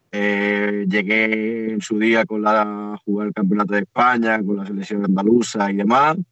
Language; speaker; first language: Spanish; native; Spanish